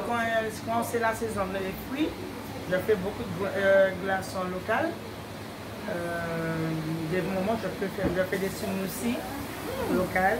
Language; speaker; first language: French; non-native, local second language; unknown